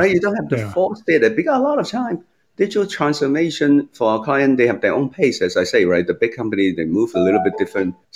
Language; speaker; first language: English; non-native, local second language; Cantonese